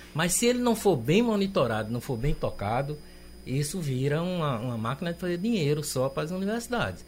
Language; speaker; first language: Portuguese; native; Portuguese